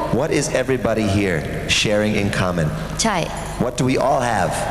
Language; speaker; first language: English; non-native, fluent; Thai